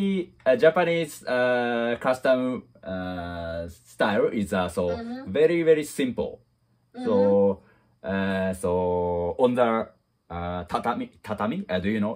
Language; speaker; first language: English; non-native, learner; Japanese